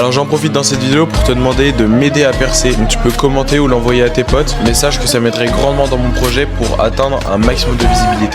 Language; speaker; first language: French; native; French